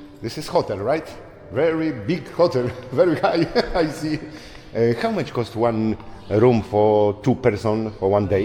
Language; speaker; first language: English; non-native, learner; Polish